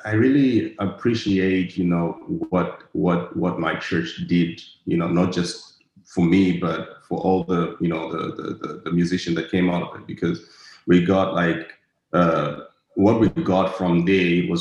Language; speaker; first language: English; non-native, local second language; Shona